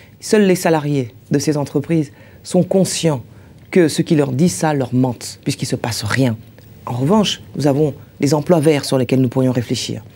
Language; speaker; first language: French; native; French